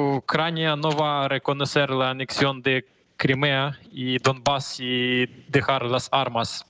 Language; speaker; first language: Spanish; non-native, fluent; Ukrainian